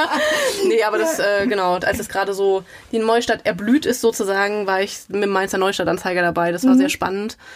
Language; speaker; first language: German; native; German